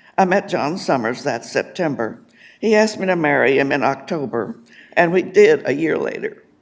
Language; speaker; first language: English; native; English